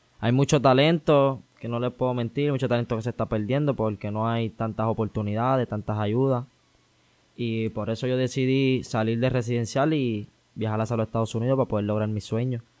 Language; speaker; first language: Spanish; native; Spanish